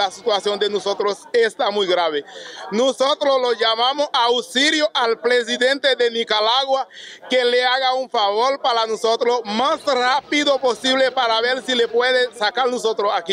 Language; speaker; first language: Spanish; non-native, learner; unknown